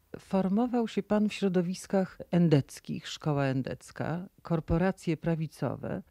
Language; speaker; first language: Polish; native; Polish